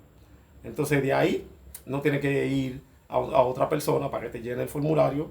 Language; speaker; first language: Spanish; non-native, fluent; Haitian Creole